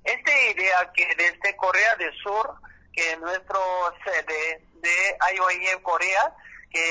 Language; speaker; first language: Spanish; non-native, learner; Korean